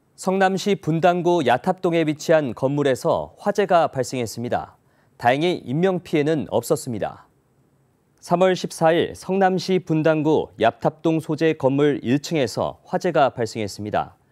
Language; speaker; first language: Korean; native; Korean